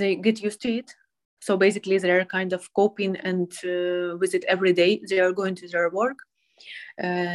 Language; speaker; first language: English; non-native, fluent; Ukrainian